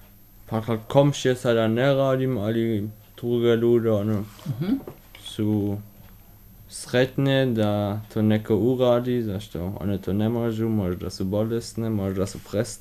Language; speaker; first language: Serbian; early bilingual, heritage; Serbian